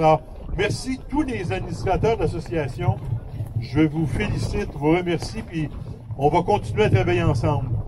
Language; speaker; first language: French; native; French